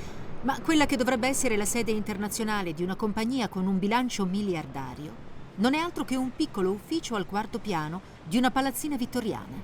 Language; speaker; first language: Italian; native; Italian